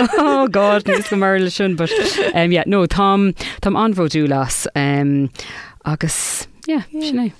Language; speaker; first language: Irish; non-native, local second language; English